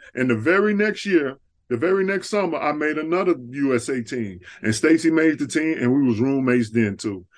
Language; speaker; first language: English; native; English